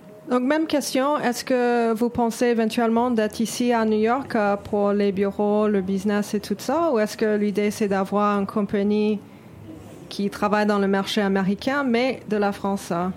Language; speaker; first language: French; non-native, fluent; English